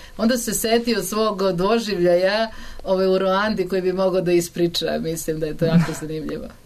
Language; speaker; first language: Serbian; native; Serbian